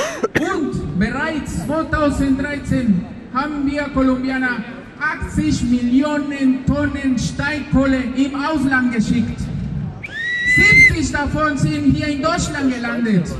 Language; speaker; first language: German; non-native, fluent; Spanish